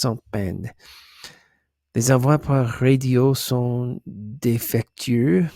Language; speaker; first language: French; non-native, learner; English